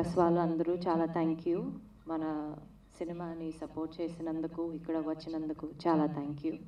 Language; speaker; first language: Telugu; non-native, learner; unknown